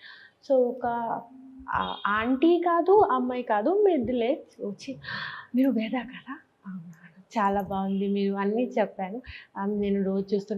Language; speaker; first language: Telugu; non-native, learner; Bangla